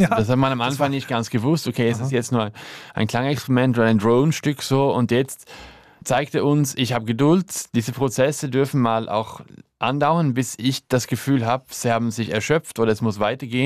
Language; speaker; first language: German; native; German